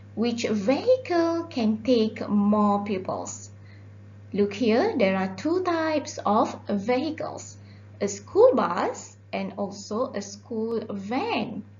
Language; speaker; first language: English; non-native, local second language; Malay